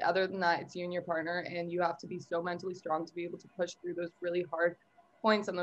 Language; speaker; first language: English; native; English